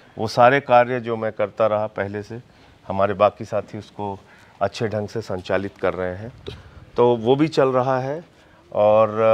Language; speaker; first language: Hindi; native; Hindi